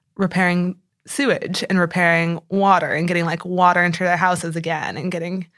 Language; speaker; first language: English; native; English